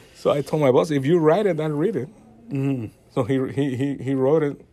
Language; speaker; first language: English; non-native, fluent; Spanish